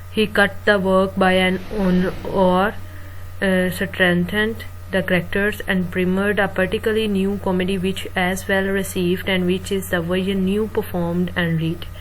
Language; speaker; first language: English; non-native, local second language; Urdu